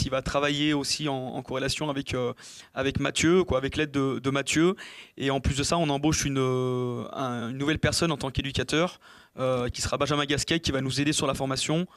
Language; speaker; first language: French; native; French